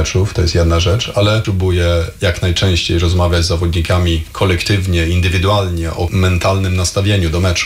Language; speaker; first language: Polish; non-native, fluent; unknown